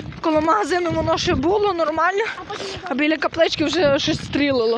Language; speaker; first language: Ukrainian; native; Ukrainian